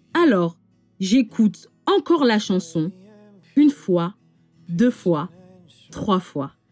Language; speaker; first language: French; native; French